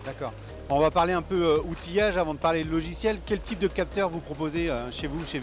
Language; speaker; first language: French; native; French